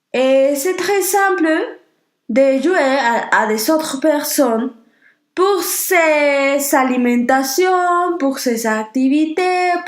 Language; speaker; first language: French; non-native, learner; Spanish